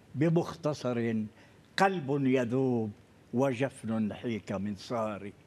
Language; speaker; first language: Arabic; native; Arabic